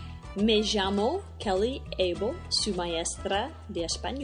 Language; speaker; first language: Spanish; non-native, fluent; English